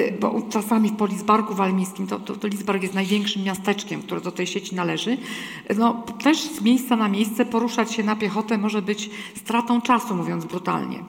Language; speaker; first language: Polish; native; Polish